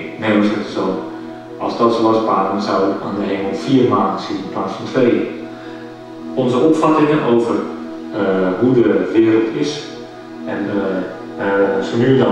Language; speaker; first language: Dutch; native; Dutch